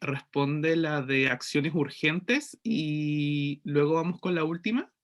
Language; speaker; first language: Spanish; native; Spanish